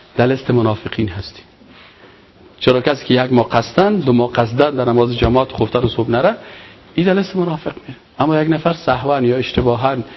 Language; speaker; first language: Persian; native; Persian